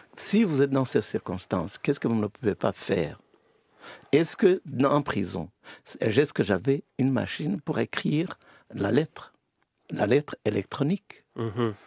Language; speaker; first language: French; non-native, local second language; Kinyarwanda